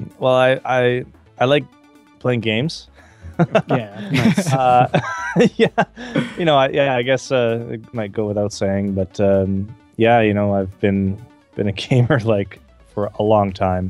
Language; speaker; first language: English; native; English